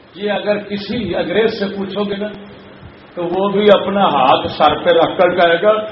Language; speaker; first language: Urdu; non-native, local second language; Punjabi